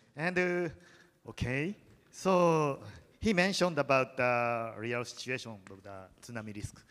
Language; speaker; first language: English; non-native, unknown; Japanese